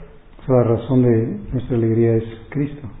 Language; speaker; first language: Spanish; native; Spanish